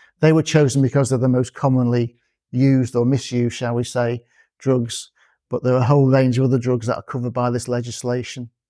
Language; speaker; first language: English; native; English